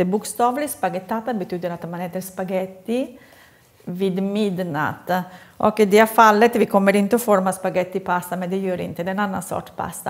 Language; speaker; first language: Swedish; non-native, fluent; Italian